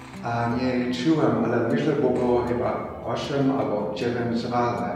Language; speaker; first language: Polish; non-native, learner; German